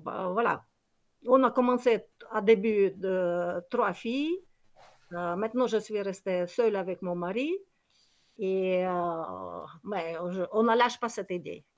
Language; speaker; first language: French; non-native, learner; Kyrgyz